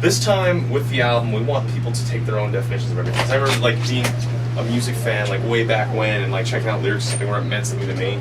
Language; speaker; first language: English; native; English